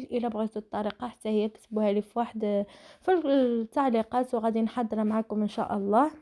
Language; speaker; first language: Arabic; native; Arabic